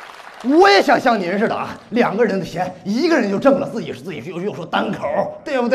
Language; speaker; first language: Chinese; native; Chinese